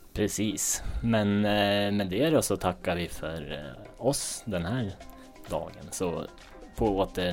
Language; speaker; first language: Swedish; native; Swedish